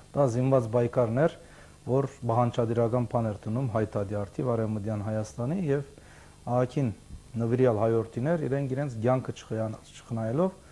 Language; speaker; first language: Armenian; early bilingual, heritage; Armenian